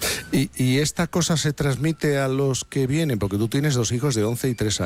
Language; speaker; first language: Spanish; native; Spanish